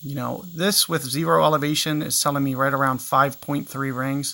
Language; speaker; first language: English; native; English